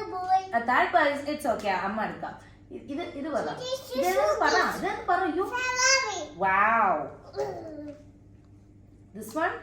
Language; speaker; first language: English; non-native, local second language; Malayalam